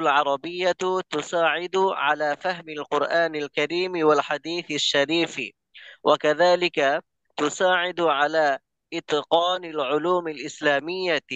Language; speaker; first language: Arabic; non-native, learner; Bangla